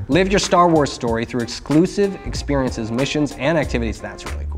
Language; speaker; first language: English; native; English